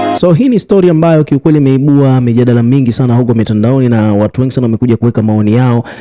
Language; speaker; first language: Swahili; native; Swahili